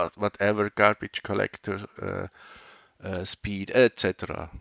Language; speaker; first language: English; non-native, learner; Swiss German